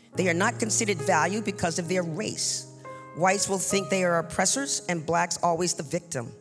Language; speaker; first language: English; native; English